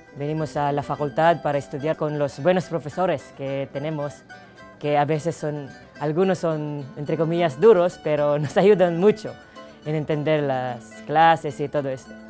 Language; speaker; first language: Spanish; non-native, fluent; Filipino